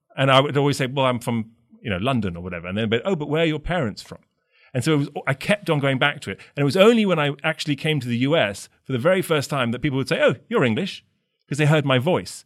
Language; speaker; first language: English; native; English